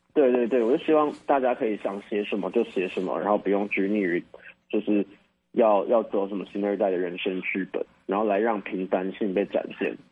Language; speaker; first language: Chinese; native; Chinese